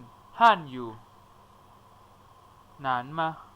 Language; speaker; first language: Chinese; non-native, learner; Thai